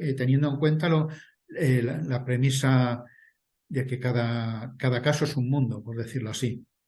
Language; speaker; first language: Spanish; native; Spanish